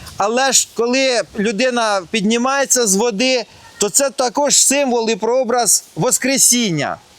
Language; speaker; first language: Ukrainian; non-native, local second language; Russian